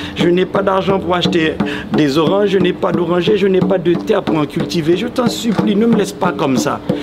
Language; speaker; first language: French; non-native, local second language; Haitian Creole